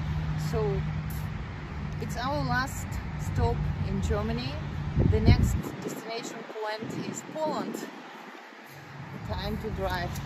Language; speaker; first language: English; non-native, fluent; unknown